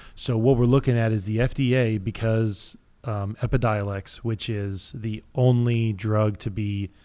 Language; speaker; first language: English; native; English